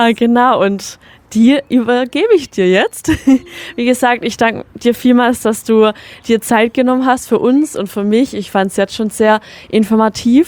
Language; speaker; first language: German; native; German